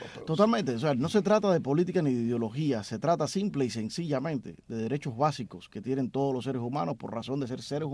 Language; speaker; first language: Spanish; native; Spanish